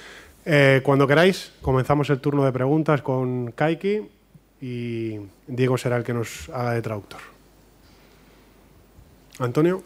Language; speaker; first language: Spanish; native; Spanish